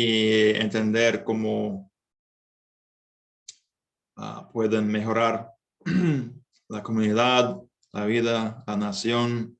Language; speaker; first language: Spanish; non-native, fluent; English